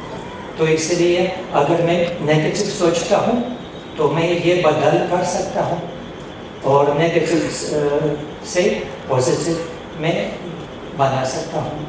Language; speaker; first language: Hindi; non-native, fluent; Russian